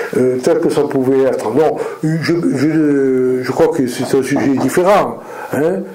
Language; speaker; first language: French; native; French